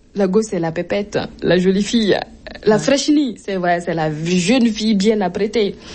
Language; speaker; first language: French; non-native, local second language; Mossi